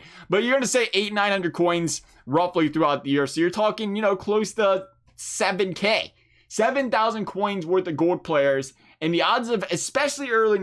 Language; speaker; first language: English; native; English